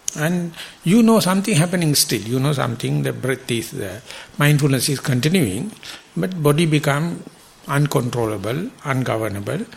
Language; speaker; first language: English; non-native, local second language; Sinhala